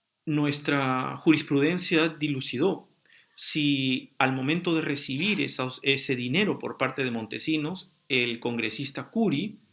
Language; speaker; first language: Spanish; native; Spanish